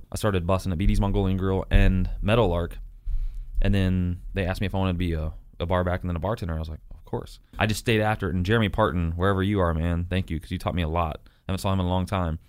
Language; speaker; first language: English; native; English